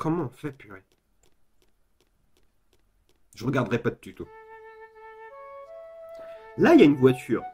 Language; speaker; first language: French; native; French